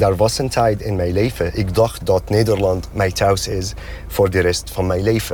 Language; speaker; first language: Dutch; non-native, learner; Arabic